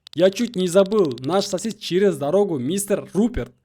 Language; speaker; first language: Russian; non-native, local second language; Kazakh